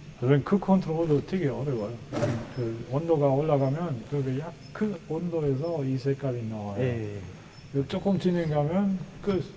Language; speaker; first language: Korean; non-native, learner; German